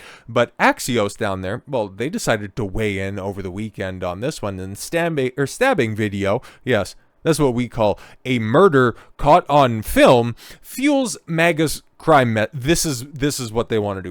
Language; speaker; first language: English; native; English